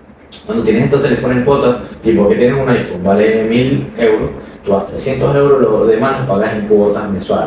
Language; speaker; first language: Spanish; native; Spanish